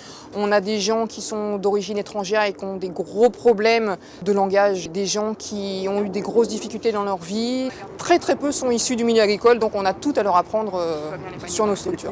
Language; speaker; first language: French; native; French